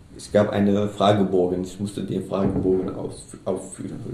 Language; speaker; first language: German; non-native, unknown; Arabic